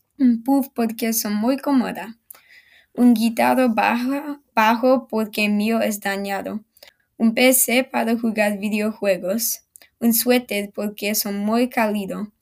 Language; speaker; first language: Spanish; non-native, learner; English